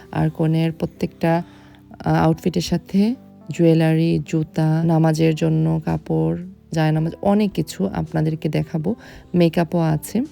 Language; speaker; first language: Bangla; native; Bangla